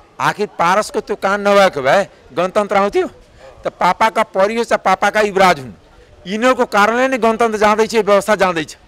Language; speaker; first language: Nepali; non-native, local second language; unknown